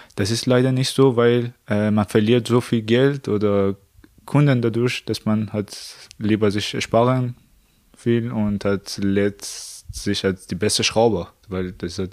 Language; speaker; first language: German; non-native, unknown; Persian